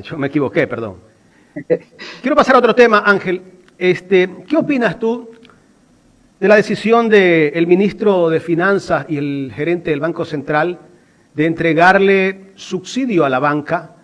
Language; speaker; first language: Spanish; native; Spanish